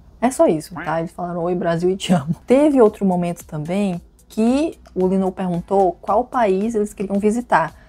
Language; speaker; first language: Portuguese; native; Portuguese